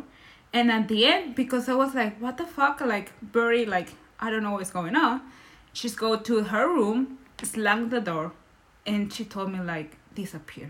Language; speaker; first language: English; non-native, learner; Spanish